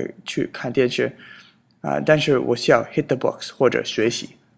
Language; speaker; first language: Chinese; non-native, fluent; English